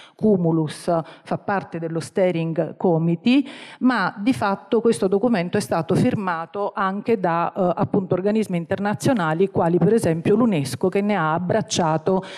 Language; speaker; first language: Italian; native; Italian